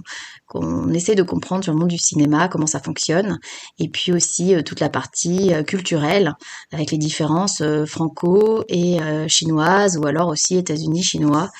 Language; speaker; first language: French; native; French